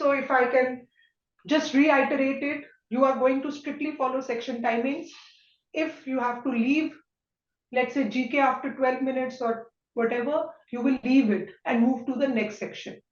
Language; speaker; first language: English; non-native, local second language; Hindi